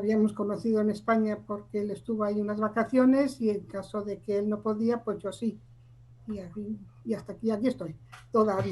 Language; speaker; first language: Spanish; native; Spanish